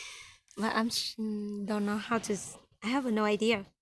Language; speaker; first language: English; non-native, learner; Vietnamese